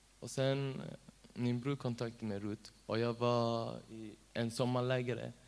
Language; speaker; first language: Swedish; non-native, learner; Persian